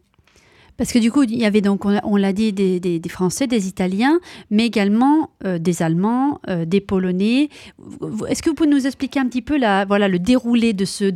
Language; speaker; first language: French; native; French